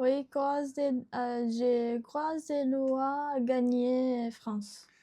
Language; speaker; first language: French; non-native, learner; Japanese